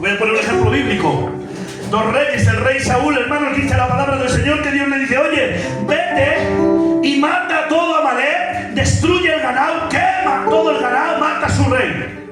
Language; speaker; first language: Spanish; native; Spanish